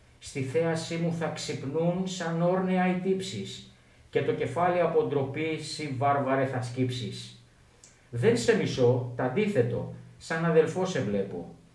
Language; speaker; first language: Greek; native; Greek